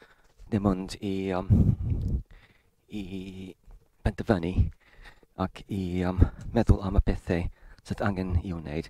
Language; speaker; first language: Welsh; non-native, learner; English